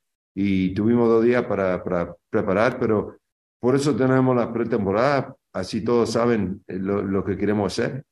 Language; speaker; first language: Spanish; early bilingual, other home language; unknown